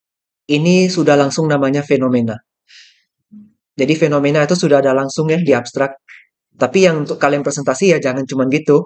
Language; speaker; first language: Indonesian; native; Indonesian